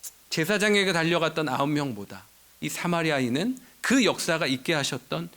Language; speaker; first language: Korean; native; Korean